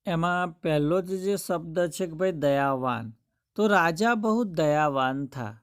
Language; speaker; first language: Hindi; non-native, local second language; Gujarati